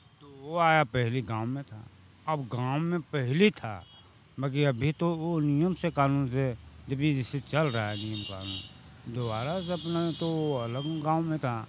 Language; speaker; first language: Hindi; native; Hindi